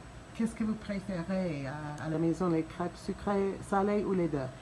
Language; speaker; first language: French; non-native, fluent; English